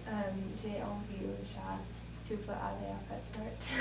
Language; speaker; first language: French; non-native, learner; English